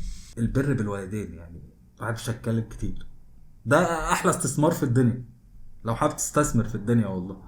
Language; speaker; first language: Arabic; native; Arabic